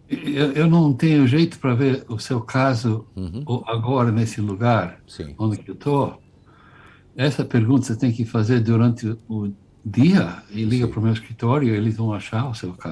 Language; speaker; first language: Portuguese; non-native, fluent; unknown